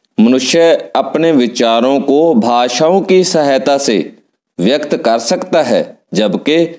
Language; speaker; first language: Hindi; non-native, local second language; Punjabi